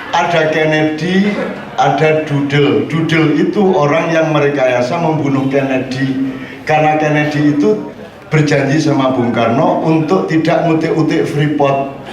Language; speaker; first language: Indonesian; non-native, local second language; Javanese